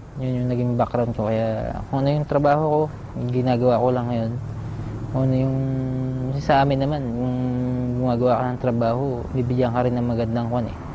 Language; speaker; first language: Filipino; native; Filipino